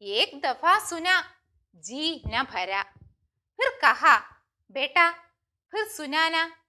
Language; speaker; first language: Hindi; non-native, local second language; Malayalam